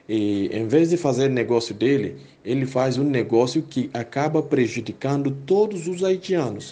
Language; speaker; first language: Portuguese; non-native, fluent; Haitian Creole